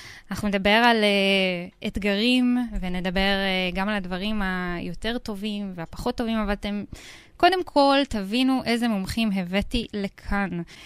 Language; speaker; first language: Hebrew; native; Hebrew